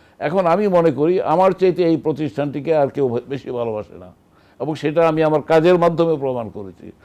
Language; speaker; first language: Bangla; native; Bangla